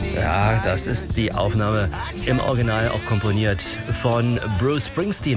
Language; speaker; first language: German; native; German